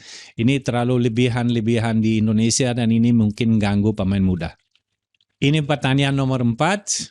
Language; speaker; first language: Indonesian; non-native, fluent; German